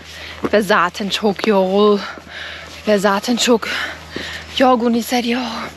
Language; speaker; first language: Turkish; non-native, learner; German